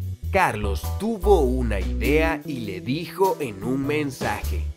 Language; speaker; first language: Spanish; non-native, fluent; English